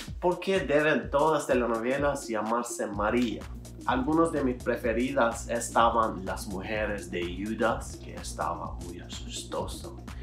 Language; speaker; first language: Spanish; non-native, learner; Albanian